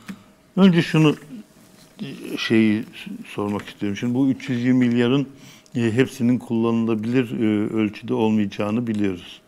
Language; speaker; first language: Turkish; native; Turkish